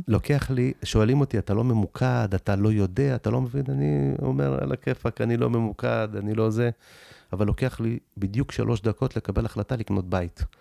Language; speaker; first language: Hebrew; early bilingual, other home language; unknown